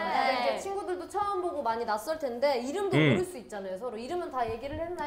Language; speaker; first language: Korean; native; Korean